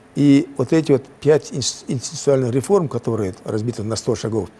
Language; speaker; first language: Russian; non-native, local second language; Chechen